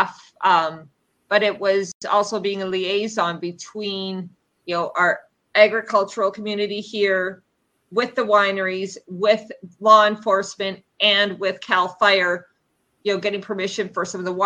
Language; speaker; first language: English; native; English